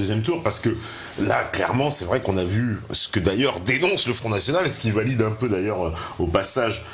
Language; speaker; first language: French; native; French